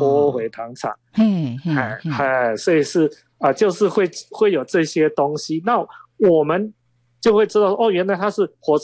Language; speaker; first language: Chinese; native; Chinese